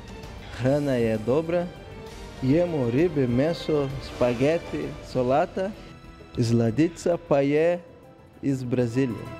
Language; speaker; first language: Slovenian; non-native, learner; Portuguese